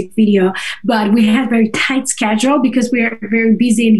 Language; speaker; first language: English; non-native, fluent; Russian